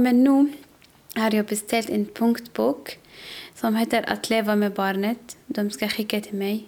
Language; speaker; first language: Swedish; non-native, learner; Arabic